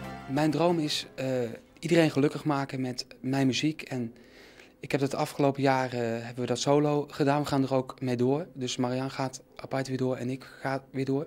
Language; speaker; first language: Dutch; native; Dutch